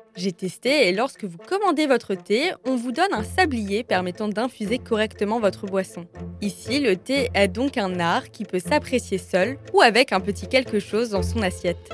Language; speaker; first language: French; native; French